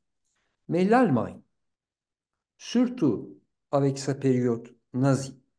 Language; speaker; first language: French; non-native, fluent; Turkish